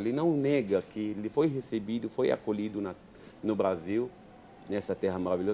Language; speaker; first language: Portuguese; non-native, fluent; Arabic